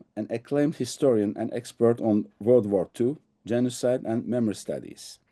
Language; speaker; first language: English; non-native, fluent; Turkish